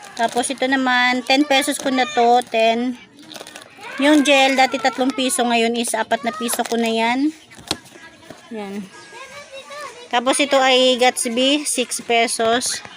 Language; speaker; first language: Filipino; non-native, local second language; Bikol